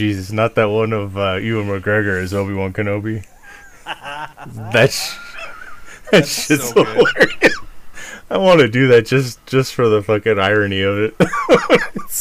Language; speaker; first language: English; native; English